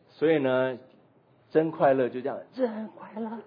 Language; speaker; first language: Chinese; native; Chinese